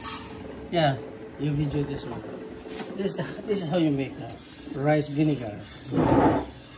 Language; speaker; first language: English; non-native, local second language; Filipino